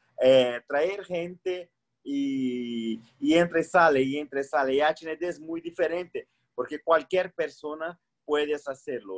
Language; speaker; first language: Spanish; non-native, fluent; Portuguese